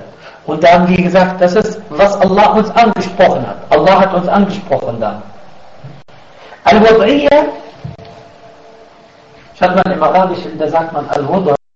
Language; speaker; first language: German; non-native, fluent; Arabic